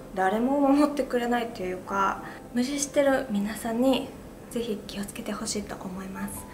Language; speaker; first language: Japanese; non-native, fluent; Russian